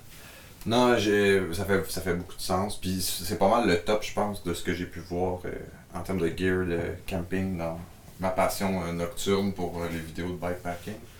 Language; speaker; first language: French; native; French